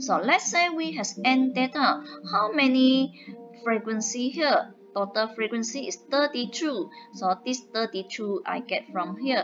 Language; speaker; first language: English; non-native, local second language; Chinese